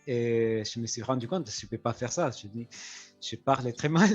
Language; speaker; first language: French; non-native, fluent; Spanish